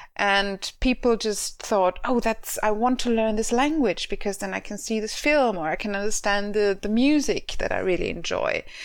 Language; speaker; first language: English; non-native, fluent; German